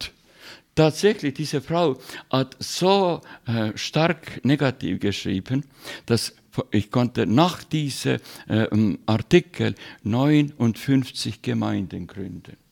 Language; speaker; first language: German; non-native, learner; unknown